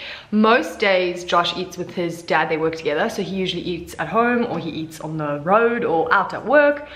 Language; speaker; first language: English; native; English